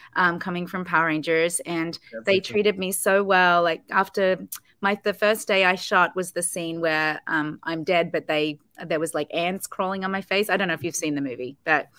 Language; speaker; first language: English; native; English